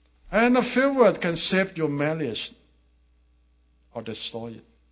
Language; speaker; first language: English; non-native, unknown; Thai